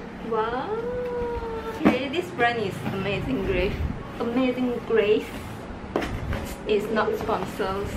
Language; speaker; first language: English; non-native, local second language; Chinese